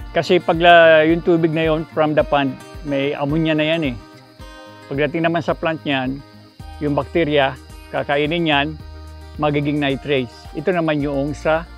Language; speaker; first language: Filipino; native; Filipino